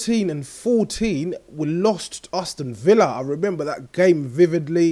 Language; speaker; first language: English; native; English